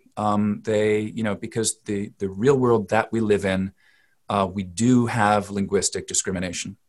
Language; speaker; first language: English; native; English